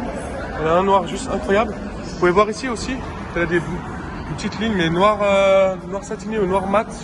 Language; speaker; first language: French; native; French